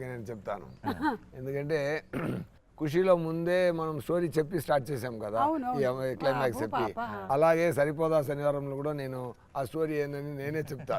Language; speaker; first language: Telugu; non-native, learner; Tamil